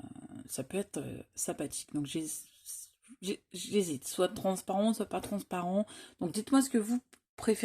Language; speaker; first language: French; native; French